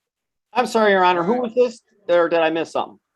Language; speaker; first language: English; native; English